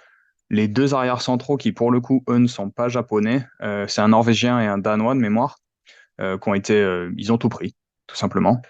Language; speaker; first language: French; native; French